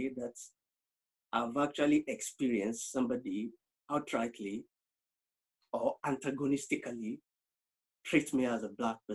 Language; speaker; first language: English; non-native, local second language; Yoruba